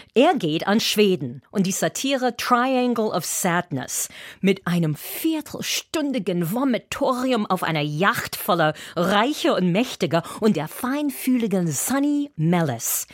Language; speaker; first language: German; non-native, fluent; English